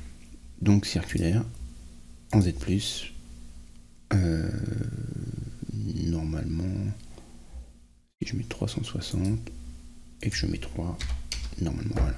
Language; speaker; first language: French; native; French